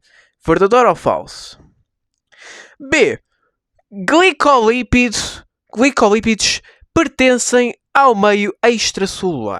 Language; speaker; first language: Portuguese; native; Portuguese